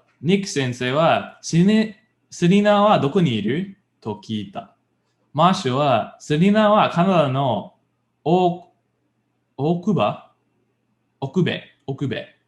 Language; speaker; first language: Japanese; non-native, learner; English